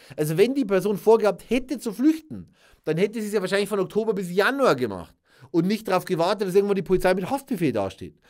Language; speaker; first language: German; native; German